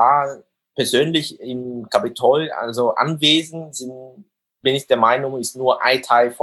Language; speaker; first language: German; non-native, fluent; Vietnamese